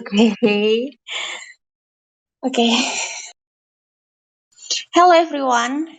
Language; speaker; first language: English; non-native, learner; Indonesian